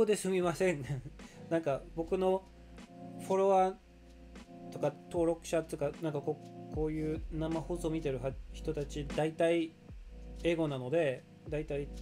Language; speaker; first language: Japanese; non-native, fluent; Polish